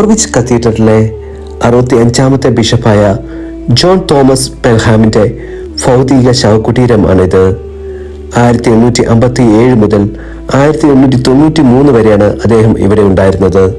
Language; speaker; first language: Malayalam; native; Malayalam